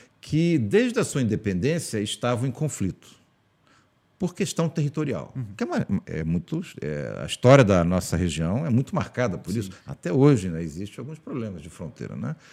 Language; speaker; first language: Portuguese; early bilingual, heritage; Portuguese